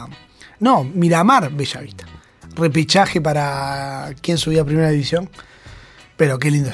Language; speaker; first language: Spanish; native; Spanish